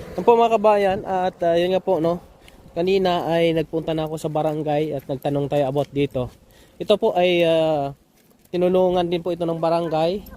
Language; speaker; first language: Filipino; non-native, local second language; Hiligaynon